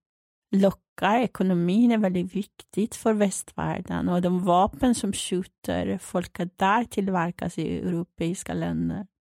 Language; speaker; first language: Swedish; non-native, fluent; Persian